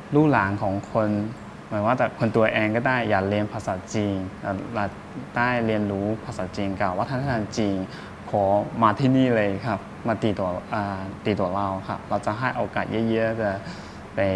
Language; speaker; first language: Thai; non-native, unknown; Chinese